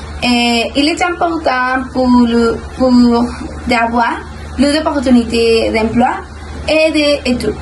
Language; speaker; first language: French; non-native, learner; Spanish